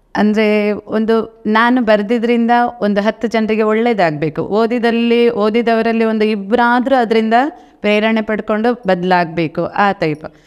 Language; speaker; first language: Kannada; non-native, local second language; Konkani